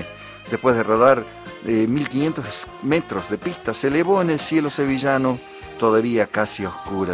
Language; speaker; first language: Spanish; native; Spanish